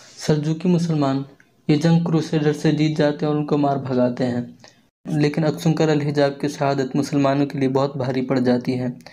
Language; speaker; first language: Urdu; native; Urdu